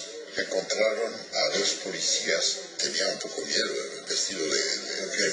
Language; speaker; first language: Spanish; non-native, fluent; French